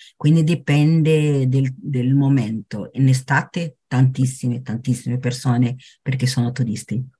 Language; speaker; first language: Italian; non-native, fluent; Portuguese